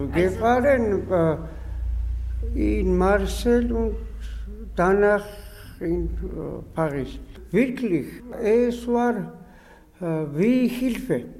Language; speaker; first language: German; non-native, learner; Georgian